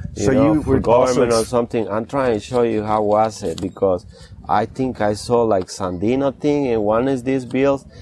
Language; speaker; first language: English; early bilingual, other home language; Spanish